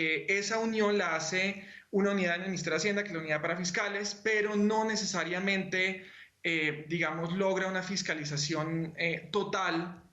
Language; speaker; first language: Spanish; native; Spanish